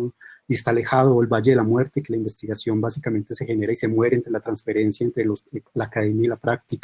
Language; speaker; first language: Spanish; native; Spanish